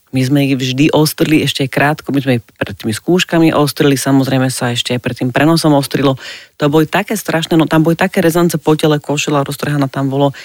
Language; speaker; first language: Slovak; native; Slovak